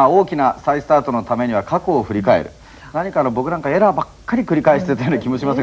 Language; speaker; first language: Japanese; native; Japanese